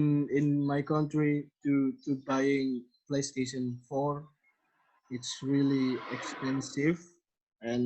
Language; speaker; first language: English; non-native, learner; Indonesian